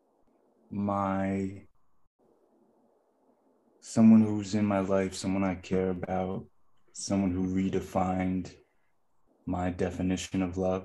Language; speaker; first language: English; native; English